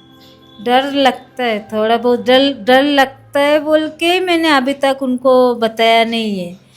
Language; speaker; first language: Hindi; non-native, local second language; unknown